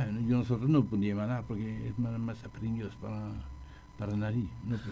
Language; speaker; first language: Catalan; non-native, learner; French